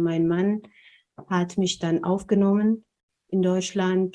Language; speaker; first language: German; non-native, fluent; Amharic